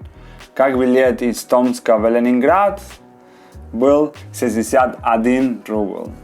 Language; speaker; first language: Russian; non-native, fluent; Spanish